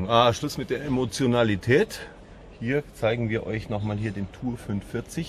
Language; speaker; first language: German; native; German